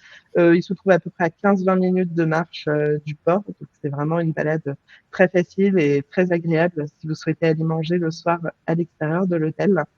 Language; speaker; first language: French; native; French